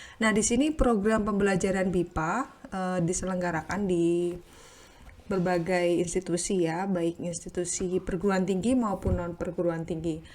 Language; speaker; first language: Indonesian; native; Indonesian